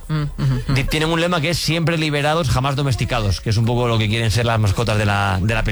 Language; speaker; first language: Spanish; native; Spanish